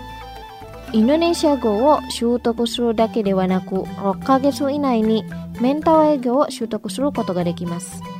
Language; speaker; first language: Japanese; non-native, fluent; Indonesian